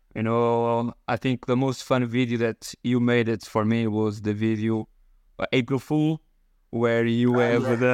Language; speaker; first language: English; non-native, learner; Portuguese